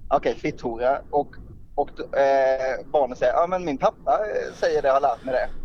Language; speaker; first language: Swedish; native; Swedish